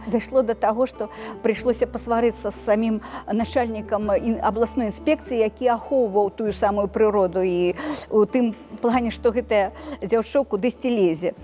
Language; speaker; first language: Belarusian; native; Belarusian